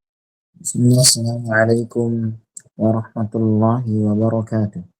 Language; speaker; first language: Arabic; non-native, fluent; Indonesian